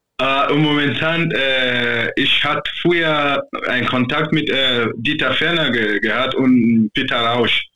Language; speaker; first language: German; non-native, fluent; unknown